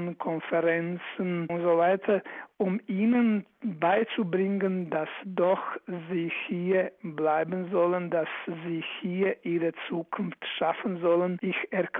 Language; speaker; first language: German; non-native, fluent; Croatian